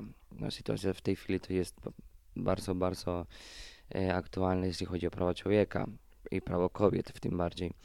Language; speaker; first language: Polish; non-native, fluent; Spanish